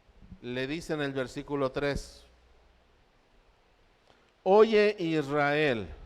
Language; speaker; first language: Spanish; native; Spanish